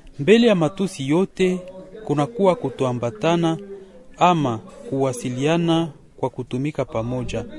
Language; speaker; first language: Swahili; non-native, local second language; Kinyarwanda